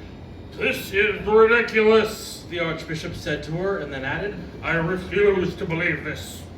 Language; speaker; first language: English; native; English